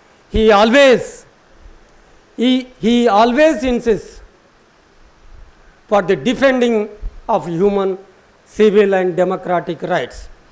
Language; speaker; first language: English; non-native, local second language; Telugu